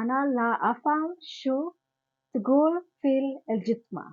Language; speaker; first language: Arabic; non-native, learner; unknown